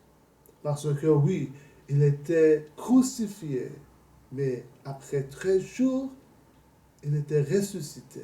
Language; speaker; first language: French; non-native, learner; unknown